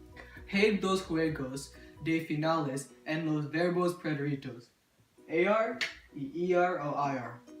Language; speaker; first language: Spanish; non-native, learner; English